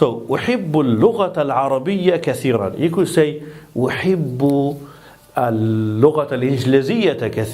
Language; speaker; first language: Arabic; non-native, fluent; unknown